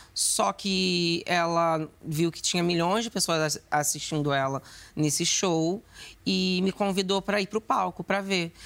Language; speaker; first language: Portuguese; native; Portuguese